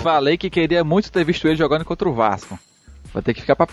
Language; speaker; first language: Portuguese; native; Portuguese